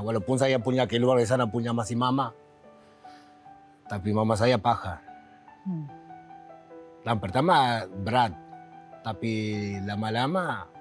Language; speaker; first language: Indonesian; non-native, learner; Spanish